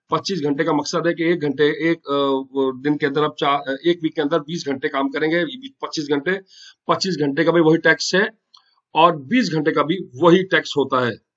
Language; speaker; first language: Hindi; non-native, local second language; Punjabi